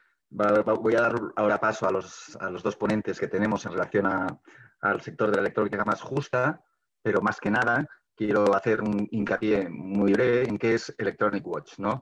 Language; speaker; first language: Spanish; native; Spanish